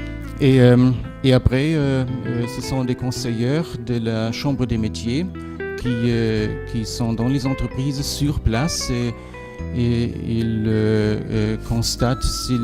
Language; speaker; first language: French; non-native, fluent; German